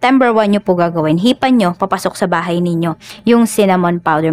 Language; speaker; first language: Filipino; native; Filipino